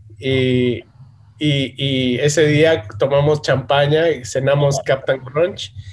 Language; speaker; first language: Spanish; native; Spanish